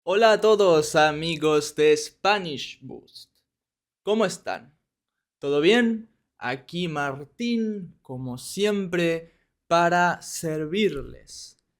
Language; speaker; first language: Spanish; native; Spanish